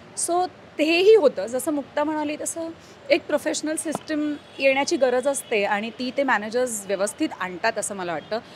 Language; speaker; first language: Marathi; native; Marathi